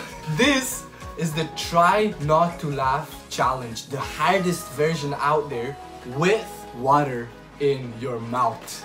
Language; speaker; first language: English; non-native, fluent; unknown